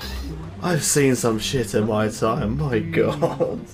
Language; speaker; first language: English; native; English